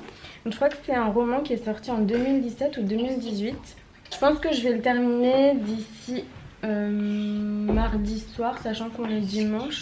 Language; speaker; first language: French; native; French